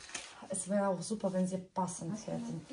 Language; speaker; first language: German; non-native, fluent; Russian